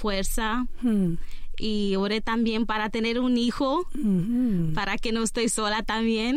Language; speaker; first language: Spanish; non-native, learner; Romanian